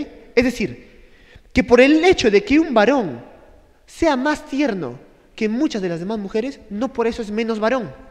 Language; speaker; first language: Spanish; native; Spanish